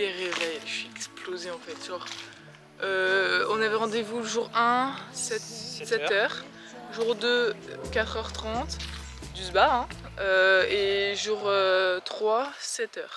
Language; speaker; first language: French; native; French